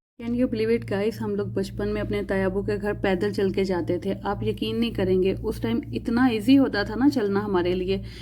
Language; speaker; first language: Urdu; non-native, local second language; Punjabi